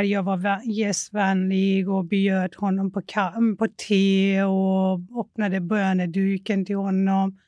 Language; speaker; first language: Swedish; non-native, fluent; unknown